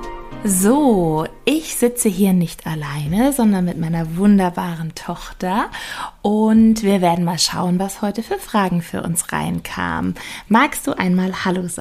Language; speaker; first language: German; native; German